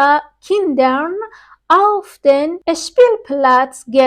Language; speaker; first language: German; non-native, fluent; Persian